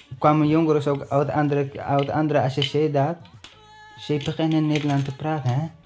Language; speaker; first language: Dutch; non-native, learner; Tigrinya